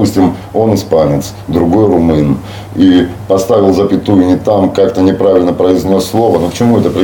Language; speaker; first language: Russian; native; Russian